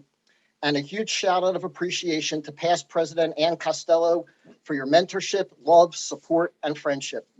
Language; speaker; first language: English; native; English